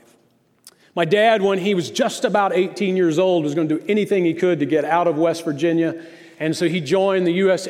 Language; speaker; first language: English; native; English